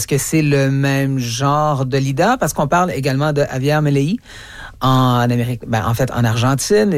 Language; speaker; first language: French; native; French